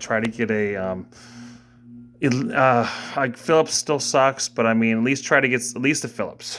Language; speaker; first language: English; native; English